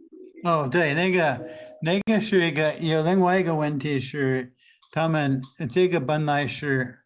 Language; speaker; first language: Chinese; non-native, fluent; English